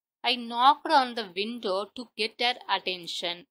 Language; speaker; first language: English; non-native, local second language; Tamil